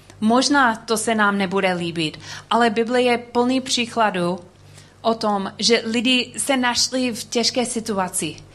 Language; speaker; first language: Czech; non-native, learner; English